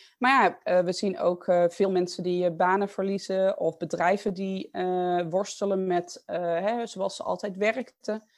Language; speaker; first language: Dutch; native; Dutch